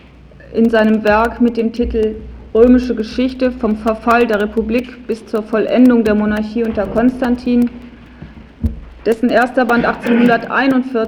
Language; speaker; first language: German; native; German